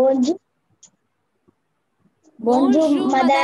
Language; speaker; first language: French; non-native, learner; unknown